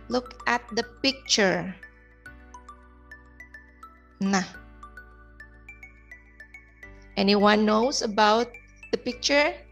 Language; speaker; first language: English; non-native, learner; Indonesian